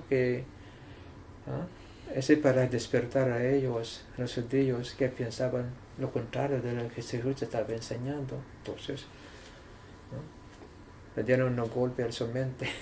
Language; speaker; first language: Spanish; non-native, learner; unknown